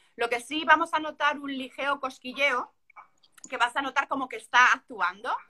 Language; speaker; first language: Spanish; native; Spanish